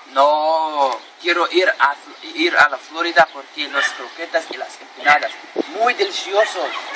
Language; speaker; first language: Spanish; non-native, learner; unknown